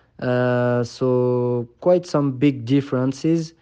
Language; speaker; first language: English; non-native, fluent; French